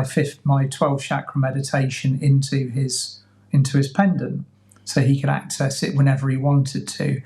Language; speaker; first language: English; native; English